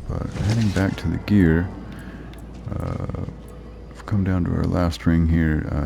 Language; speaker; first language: English; native; English